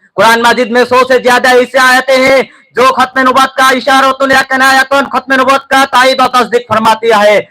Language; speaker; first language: Urdu; non-native, fluent; Bangla